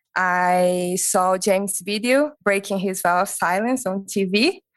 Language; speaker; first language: English; non-native, fluent; Portuguese